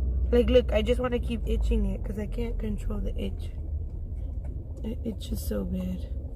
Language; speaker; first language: English; early bilingual, other home language; Spanish